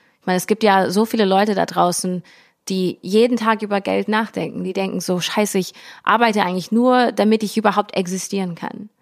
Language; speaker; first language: German; early bilingual, heritage; English